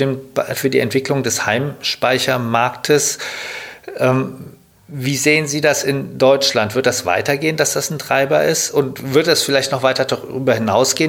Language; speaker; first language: German; native; German